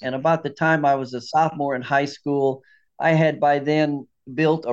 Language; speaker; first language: English; native; English